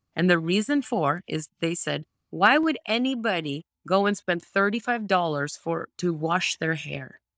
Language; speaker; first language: English; early bilingual, other home language; Russian